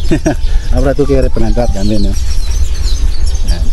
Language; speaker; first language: Spanish; non-native, learner; Filipino